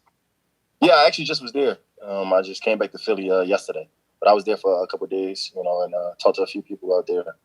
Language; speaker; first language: English; native; English